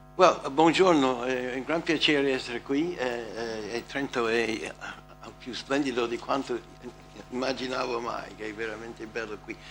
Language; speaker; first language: Italian; non-native, learner; English